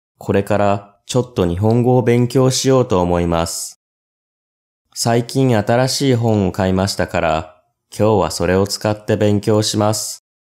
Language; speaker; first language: Japanese; native; Japanese